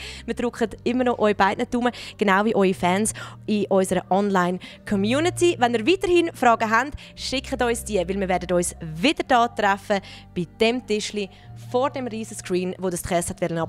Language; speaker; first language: German; native; German